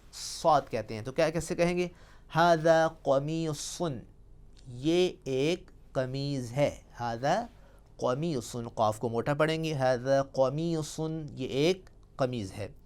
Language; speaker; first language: Urdu; non-native, local second language; Punjabi